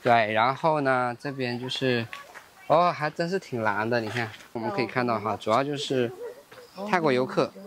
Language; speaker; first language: Chinese; native; Chinese